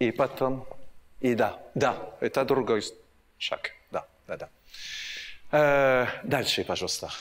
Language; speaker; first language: Russian; non-native, learner; French